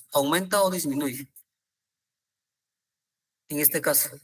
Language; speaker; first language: Spanish; native; Spanish